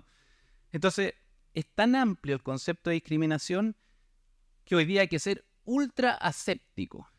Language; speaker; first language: Spanish; native; Spanish